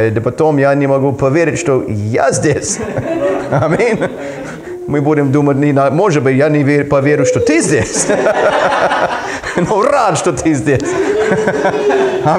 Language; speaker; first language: Russian; non-native, fluent; English